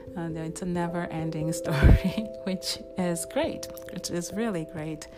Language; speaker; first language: English; non-native, fluent; Japanese